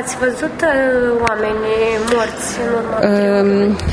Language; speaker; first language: Romanian; native; Romanian